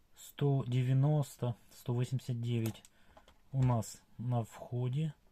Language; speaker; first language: Ukrainian; non-native, local second language; Russian